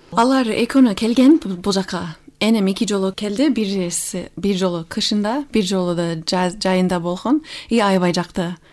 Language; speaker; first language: Kyrgyz; non-native, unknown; English